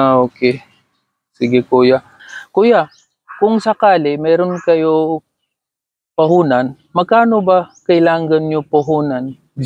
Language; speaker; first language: Filipino; non-native, learner; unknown